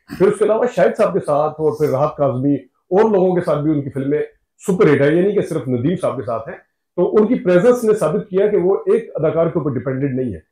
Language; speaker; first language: Urdu; native; Urdu